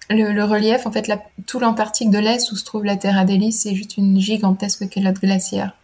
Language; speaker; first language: French; native; French